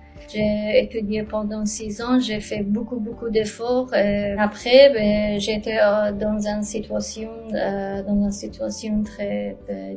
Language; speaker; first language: French; non-native, learner; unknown